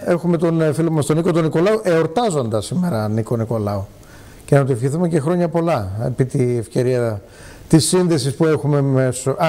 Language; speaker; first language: Greek; native; Greek